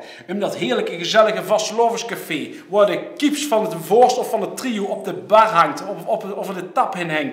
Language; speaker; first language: Dutch; native; Dutch